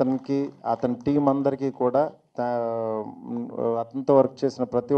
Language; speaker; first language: Telugu; native; Telugu